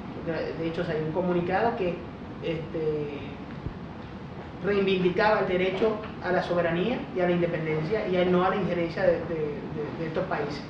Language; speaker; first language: Spanish; native; Spanish